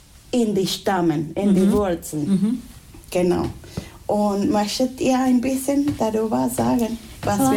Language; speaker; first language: German; non-native, fluent; Spanish